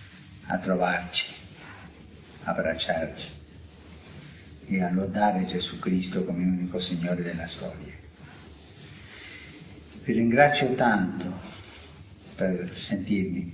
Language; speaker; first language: Italian; non-native, fluent; Spanish